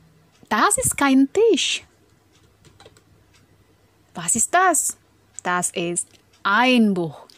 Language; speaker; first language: German; non-native, learner; Indonesian